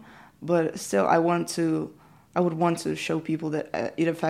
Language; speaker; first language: English; non-native, fluent; Ukrainian